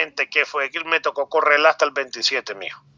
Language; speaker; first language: Spanish; native; Spanish